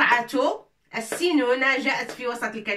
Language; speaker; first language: Arabic; non-native, fluent; French